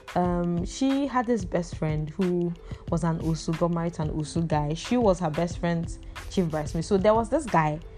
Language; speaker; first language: English; non-native, local second language; Igbo